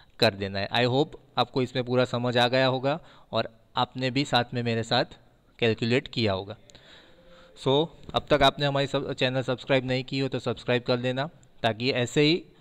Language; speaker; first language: Hindi; non-native, local second language; Gujarati